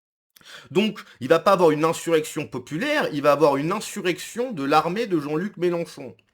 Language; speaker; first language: French; native; French